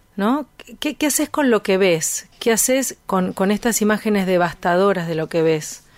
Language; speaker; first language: Spanish; native; Spanish